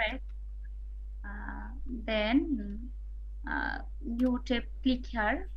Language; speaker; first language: English; non-native, learner; Bangla